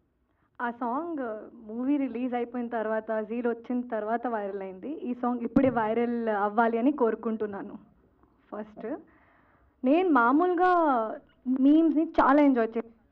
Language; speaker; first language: Telugu; non-native, fluent; Hindi